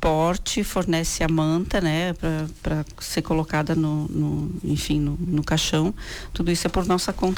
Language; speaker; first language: Portuguese; native; Portuguese